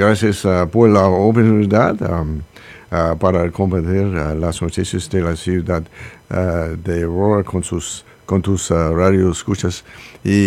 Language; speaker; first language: Spanish; non-native, learner; English